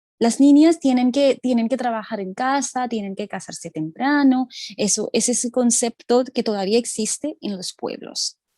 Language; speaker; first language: Spanish; non-native, fluent; Hindi